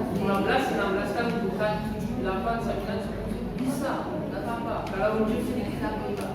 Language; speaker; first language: Indonesian; non-native, learner; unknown